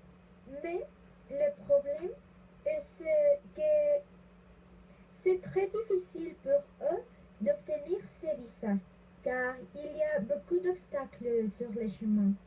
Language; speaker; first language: French; non-native, learner; Spanish